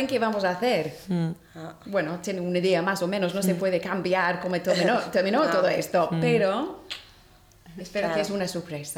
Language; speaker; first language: Spanish; non-native, learner; English